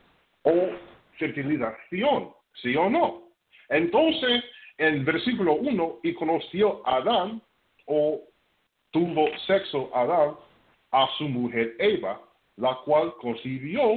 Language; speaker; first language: Spanish; non-native, fluent; English